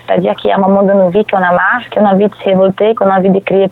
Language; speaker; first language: French; non-native, fluent; Portuguese